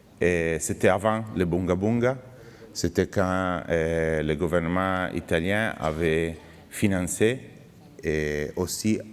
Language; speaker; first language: French; non-native, fluent; Italian